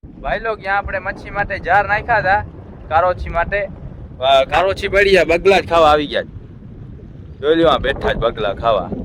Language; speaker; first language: Gujarati; non-native, local second language; Kachhi